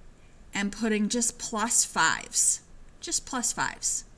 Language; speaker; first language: English; native; English